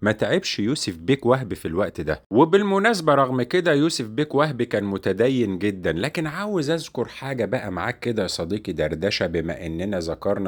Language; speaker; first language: Arabic; native; Arabic